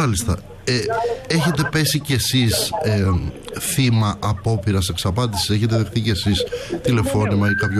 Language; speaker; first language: Greek; native; Greek